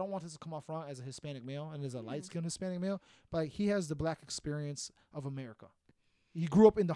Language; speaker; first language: English; native; English